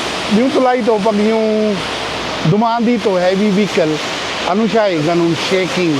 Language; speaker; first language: Filipino; non-native, learner; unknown